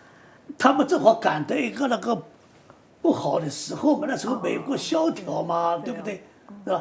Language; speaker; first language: Chinese; native; Chinese